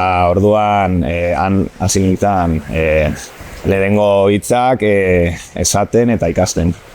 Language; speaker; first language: Basque; non-native, local second language; Spanish